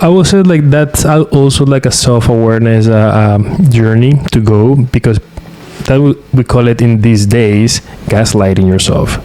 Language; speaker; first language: English; non-native, fluent; Spanish